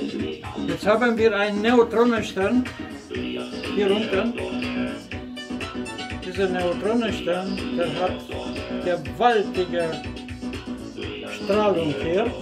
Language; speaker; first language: German; non-native, fluent; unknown